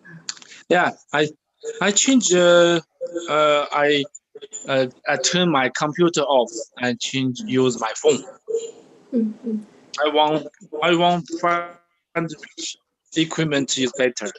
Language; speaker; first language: English; non-native, learner; Chinese